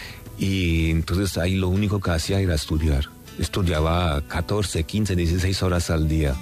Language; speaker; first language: Spanish; non-native, fluent; Armenian